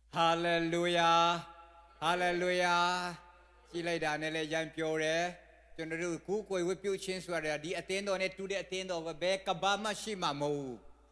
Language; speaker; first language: Burmese; non-native, local second language; Tedim Chin